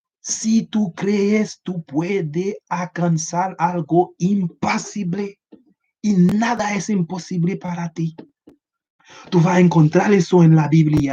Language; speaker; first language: Spanish; non-native, learner; Haitian Creole